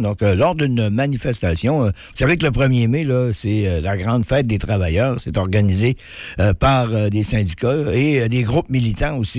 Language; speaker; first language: French; native; French